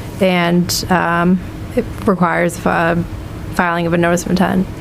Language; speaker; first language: English; native; English